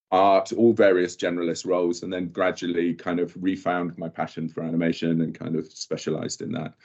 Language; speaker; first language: English; native; English